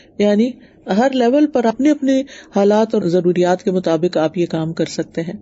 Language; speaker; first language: Urdu; native; Urdu